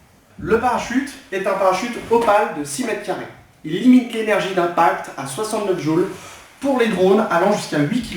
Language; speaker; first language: French; native; French